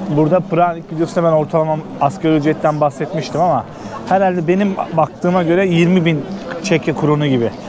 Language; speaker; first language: Turkish; native; Turkish